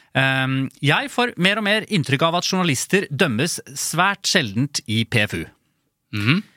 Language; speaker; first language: Norwegian; native; Norwegian